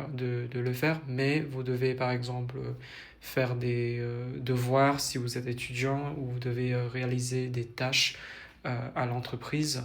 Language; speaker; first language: French; non-native, fluent; Vietnamese